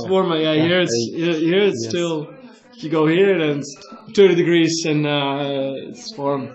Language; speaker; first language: English; non-native, learner; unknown